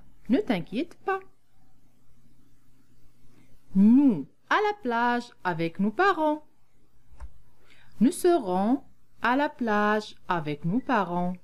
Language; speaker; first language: French; non-native, local second language; Arabic